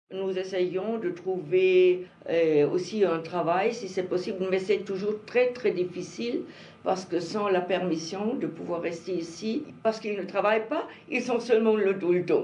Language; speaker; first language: French; non-native, learner; German